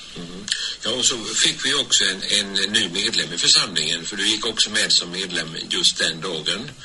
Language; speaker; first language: Swedish; native; Swedish